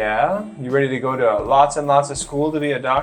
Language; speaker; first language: English; native; English